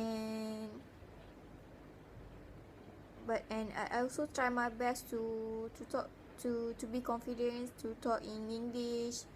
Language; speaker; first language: English; non-native, learner; Malay